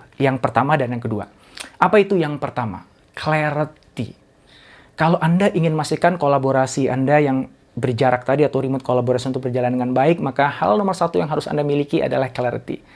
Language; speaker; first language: Indonesian; native; Indonesian